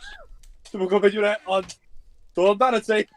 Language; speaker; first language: Welsh; native; Welsh